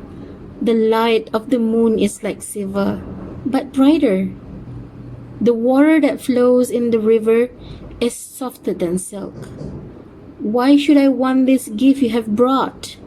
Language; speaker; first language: English; non-native, local second language; Malay